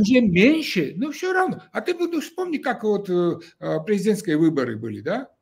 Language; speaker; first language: Russian; non-native, local second language; Georgian